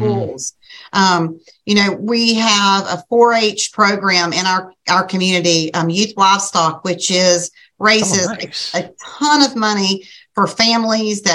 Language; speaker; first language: English; native; English